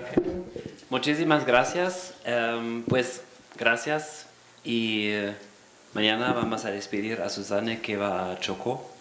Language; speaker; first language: Spanish; non-native, fluent; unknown